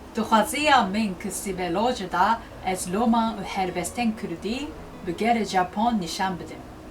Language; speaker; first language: Kurdish; non-native, learner; Japanese